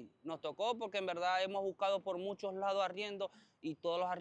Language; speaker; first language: Spanish; native; Spanish